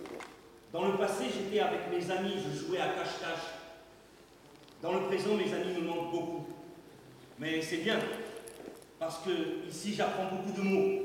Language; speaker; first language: French; non-native, learner; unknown